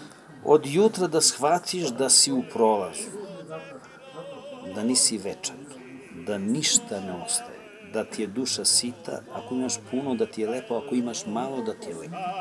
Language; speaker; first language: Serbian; non-native, local second language; Gurani